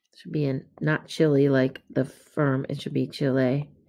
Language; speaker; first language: English; native; English